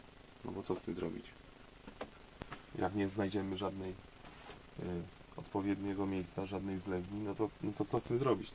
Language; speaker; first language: Polish; native; Polish